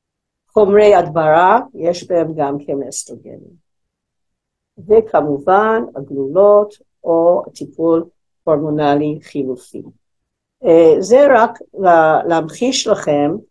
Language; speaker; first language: Hebrew; non-native, fluent; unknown